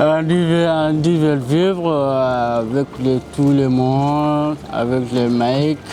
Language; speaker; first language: French; non-native, learner; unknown